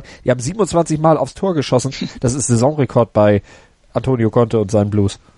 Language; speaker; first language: German; native; German